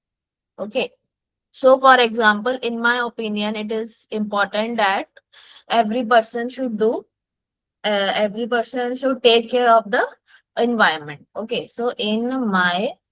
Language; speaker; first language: English; non-native, local second language; Hindi